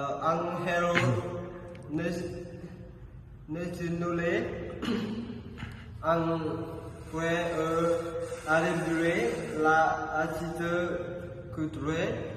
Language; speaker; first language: French; non-native, learner; Vietnamese